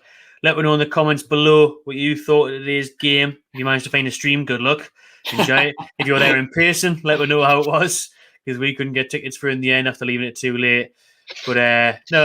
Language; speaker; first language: English; native; English